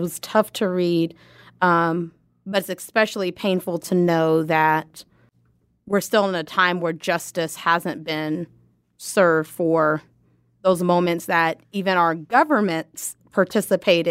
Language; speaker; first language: English; native; English